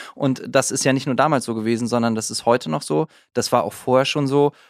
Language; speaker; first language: German; native; German